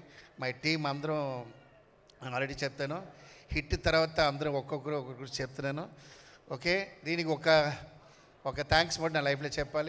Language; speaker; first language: Telugu; non-native, learner; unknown